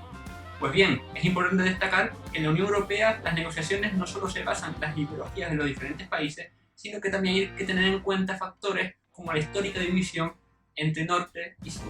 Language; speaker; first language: Spanish; native; Spanish